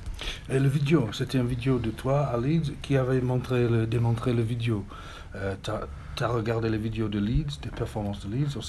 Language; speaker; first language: French; non-native, learner; English